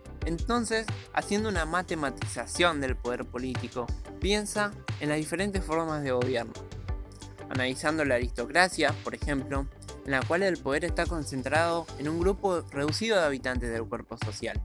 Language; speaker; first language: Spanish; native; Spanish